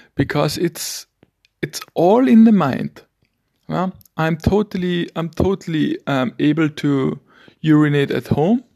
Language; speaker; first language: English; non-native, fluent; German